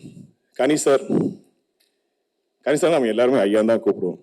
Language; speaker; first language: Tamil; non-native, local second language; Malayalam